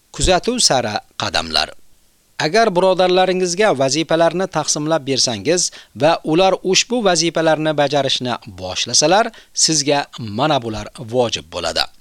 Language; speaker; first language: Uzbek; native; Uzbek